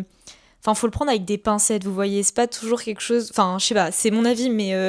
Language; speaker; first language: French; native; French